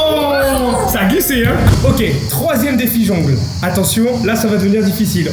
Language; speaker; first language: French; native; French